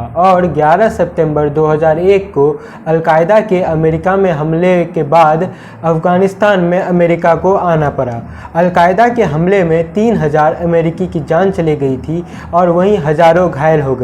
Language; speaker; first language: Hindi; native; Hindi